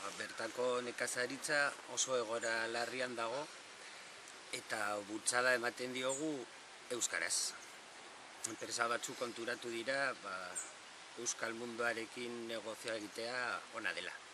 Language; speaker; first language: Basque; non-native, local second language; Spanish